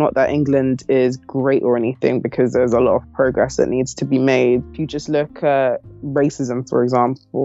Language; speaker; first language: English; native; English